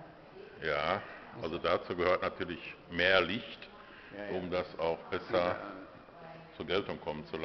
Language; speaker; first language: German; native; German